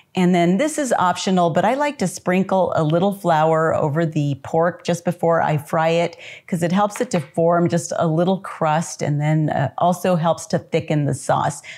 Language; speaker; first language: English; native; English